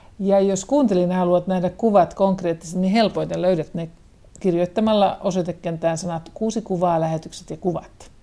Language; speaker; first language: Finnish; native; Finnish